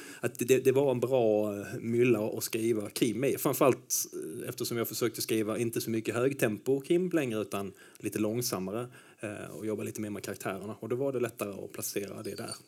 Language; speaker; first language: Swedish; native; Swedish